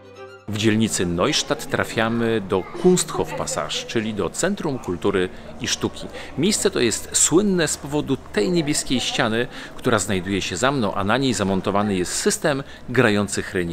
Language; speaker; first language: Polish; native; Polish